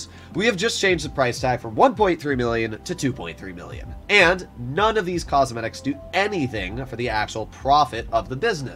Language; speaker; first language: English; native; English